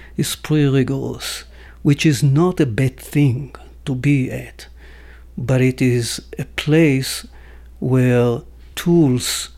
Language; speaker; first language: English; non-native, fluent; Hebrew